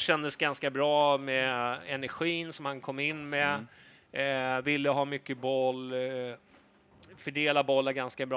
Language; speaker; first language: Swedish; native; Swedish